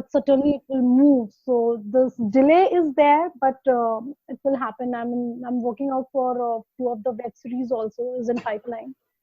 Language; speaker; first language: English; non-native, local second language; Hindi